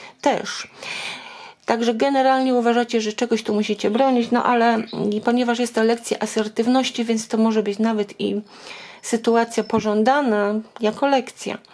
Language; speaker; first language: Polish; native; Polish